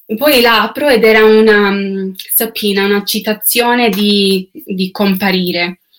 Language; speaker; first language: Italian; non-native, fluent; English